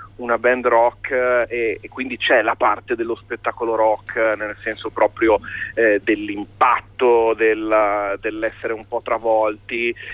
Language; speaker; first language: Italian; native; Italian